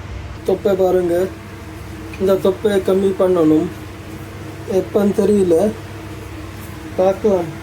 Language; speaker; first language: Tamil; non-native, learner; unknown